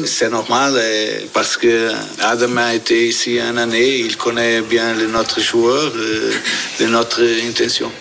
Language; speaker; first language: French; non-native, learner; Portuguese